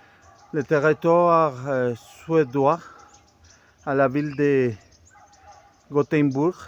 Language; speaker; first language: French; non-native, fluent; Spanish